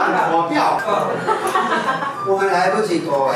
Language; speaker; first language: Chinese; non-native, fluent; Japanese